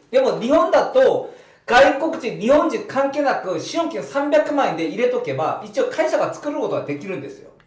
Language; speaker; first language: Japanese; non-native, fluent; Korean